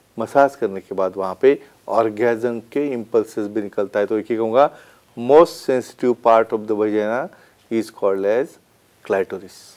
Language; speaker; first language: Hindi; non-native, local second language; Marathi